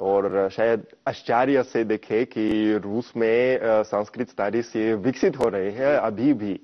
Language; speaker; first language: Hindi; non-native, fluent; Russian